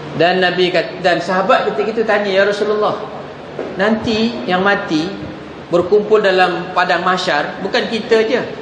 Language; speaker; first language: Malay; native; Malay